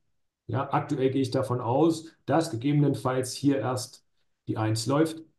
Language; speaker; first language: German; native; German